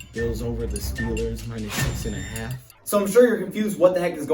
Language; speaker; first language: English; native; English